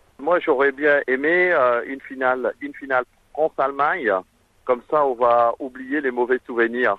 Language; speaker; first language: French; non-native, local second language; Morisyen